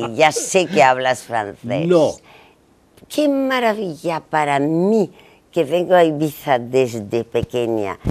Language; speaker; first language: Spanish; native; Spanish